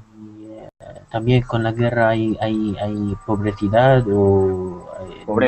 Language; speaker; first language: Spanish; non-native, learner; Arabic